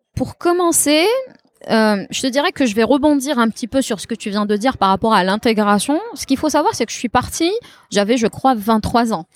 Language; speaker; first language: French; non-native, local second language; Kabyle